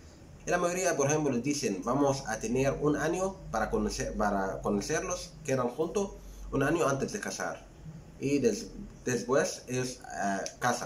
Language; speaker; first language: Spanish; non-native, fluent; Arabic